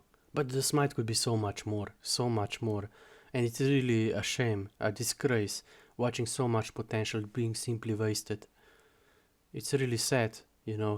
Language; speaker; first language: English; non-native, fluent; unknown